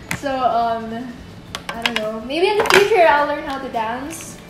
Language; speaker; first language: English; non-native, local second language; Filipino